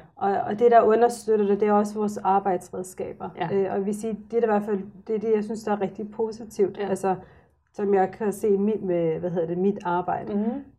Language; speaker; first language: Danish; early bilingual, other home language; Arabic